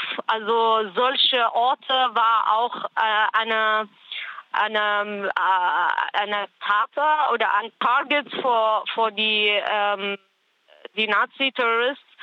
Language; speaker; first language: German; non-native, learner; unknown